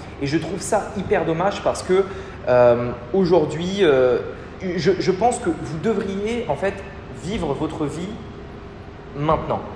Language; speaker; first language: French; native; French